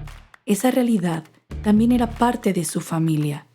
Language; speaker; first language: Spanish; native; Spanish